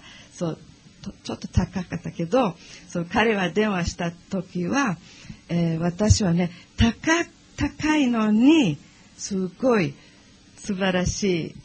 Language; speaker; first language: Japanese; non-native, learner; English